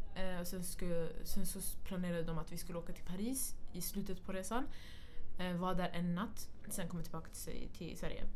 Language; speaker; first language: Swedish; early bilingual, other home language; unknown